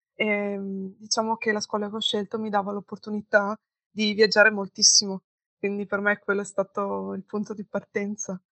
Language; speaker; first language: Italian; native; Italian